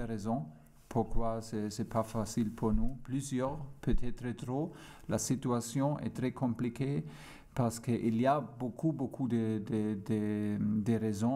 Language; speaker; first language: French; non-native, fluent; German